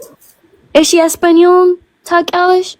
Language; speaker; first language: Amharic; non-native, learner; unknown